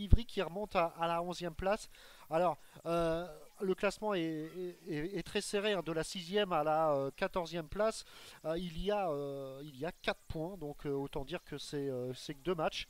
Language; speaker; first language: French; native; French